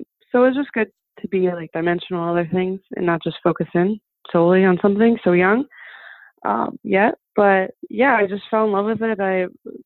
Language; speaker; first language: English; early bilingual, other home language; German